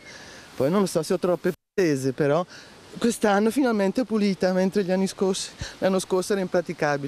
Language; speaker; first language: Italian; native; Italian